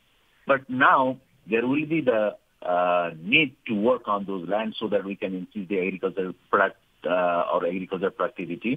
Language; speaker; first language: English; non-native, fluent; Nepali